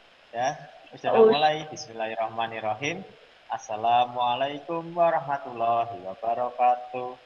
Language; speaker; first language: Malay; non-native, local second language; Javanese